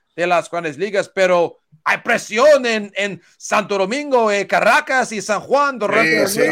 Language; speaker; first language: Spanish; non-native, learner; English